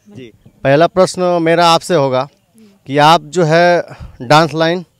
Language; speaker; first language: Hindi; native; Hindi